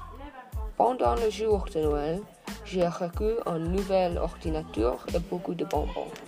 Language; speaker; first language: French; non-native, learner; English